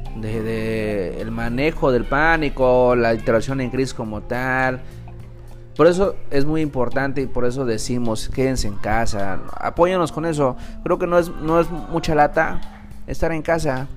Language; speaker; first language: Spanish; native; Spanish